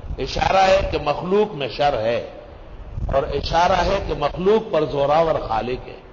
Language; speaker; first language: Urdu; non-native, local second language; Pashto